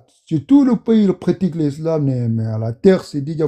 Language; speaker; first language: French; non-native, learner; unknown